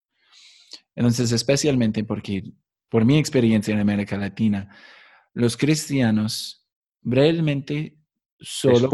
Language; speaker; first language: Spanish; non-native, fluent; English